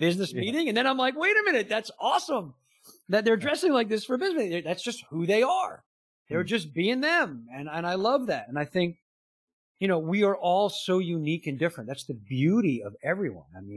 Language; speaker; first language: English; native; English